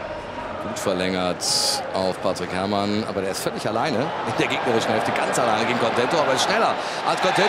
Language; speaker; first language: German; native; German